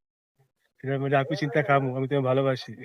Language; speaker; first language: Indonesian; non-native, learner; Bangla